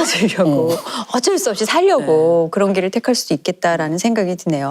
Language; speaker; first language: Korean; native; Korean